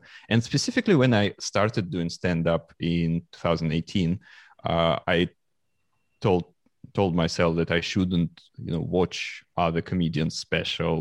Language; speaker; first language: English; non-native, fluent; Russian